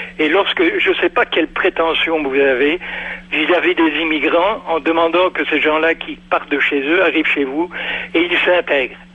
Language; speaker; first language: French; native; French